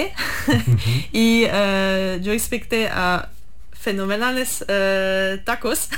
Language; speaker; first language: Spanish; non-native, learner; English